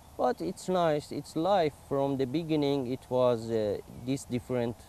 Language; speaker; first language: English; non-native, learner; Persian